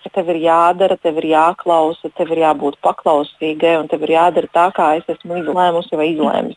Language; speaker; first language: Latvian; native; Latvian